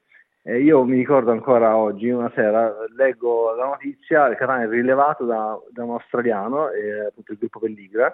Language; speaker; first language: Italian; native; Italian